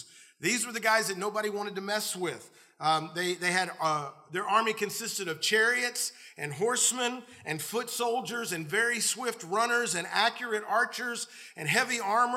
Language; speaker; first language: English; native; English